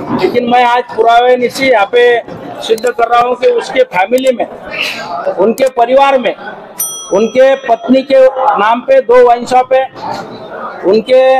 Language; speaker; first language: Hindi; non-native, local second language; Marathi